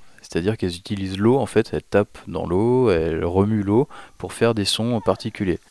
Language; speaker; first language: French; native; French